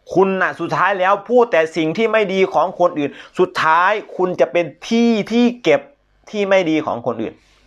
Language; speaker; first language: Thai; native; Thai